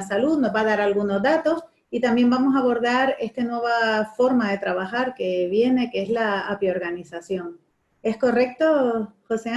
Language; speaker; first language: Spanish; native; Spanish